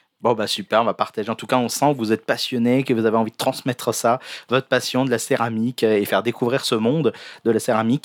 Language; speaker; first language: French; native; French